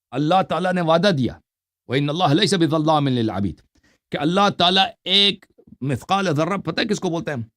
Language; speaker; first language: Urdu; non-native, local second language; Saraiki